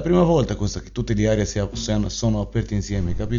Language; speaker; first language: Italian; non-native, learner; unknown